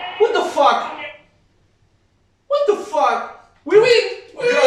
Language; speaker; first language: English; non-native, learner; Polish